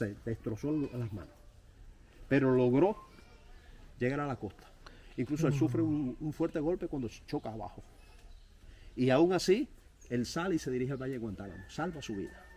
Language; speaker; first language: Spanish; native; Spanish